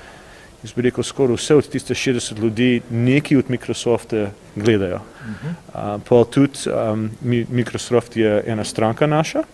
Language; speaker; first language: Slovenian; early bilingual, heritage; English